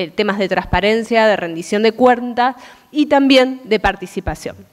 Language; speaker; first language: Spanish; native; Spanish